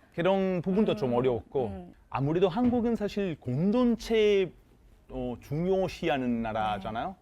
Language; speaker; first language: Korean; non-native, fluent; Italian